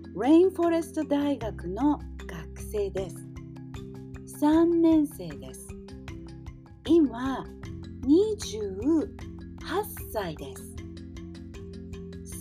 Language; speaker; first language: Japanese; non-native, learner; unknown